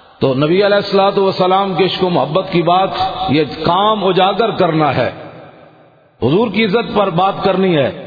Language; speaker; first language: Urdu; native; Urdu